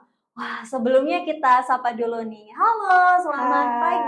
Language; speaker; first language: Indonesian; native; Indonesian